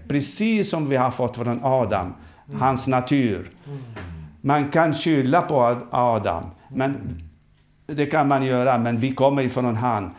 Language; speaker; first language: Swedish; non-native, fluent; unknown